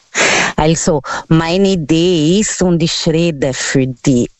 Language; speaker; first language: German; non-native, learner; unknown